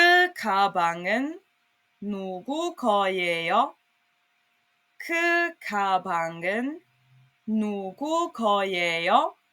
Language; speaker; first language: Korean; non-native, fluent; Serbian